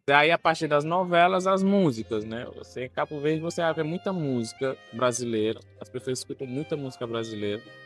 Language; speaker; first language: Portuguese; non-native, local second language; Kabuverdianu